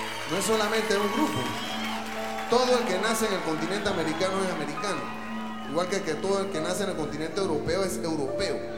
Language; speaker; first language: Spanish; native; Spanish